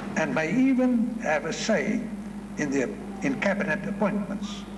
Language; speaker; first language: English; non-native, local second language; Afrikaans